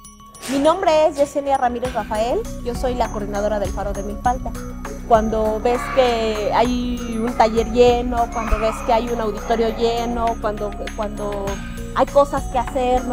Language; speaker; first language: Spanish; native; Spanish